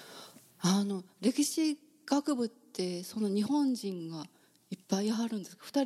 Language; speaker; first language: Japanese; native; Japanese